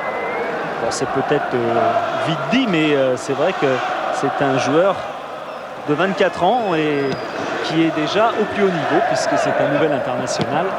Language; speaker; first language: French; native; French